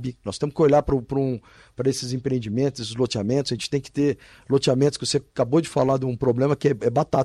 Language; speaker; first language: Portuguese; native; Portuguese